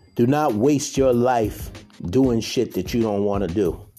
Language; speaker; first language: English; native; English